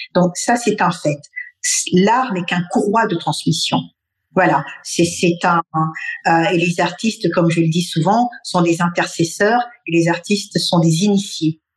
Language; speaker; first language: French; non-native, local second language; Bambara